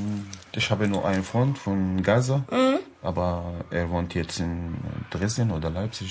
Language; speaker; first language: German; non-native, learner; Arabic